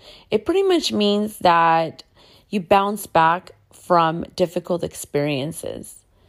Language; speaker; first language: English; early bilingual, other home language; Spanish